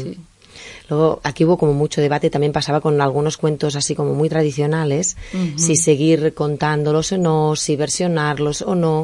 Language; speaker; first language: Spanish; native; Spanish